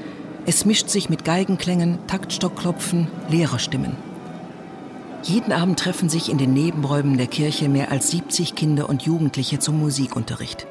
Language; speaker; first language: German; native; German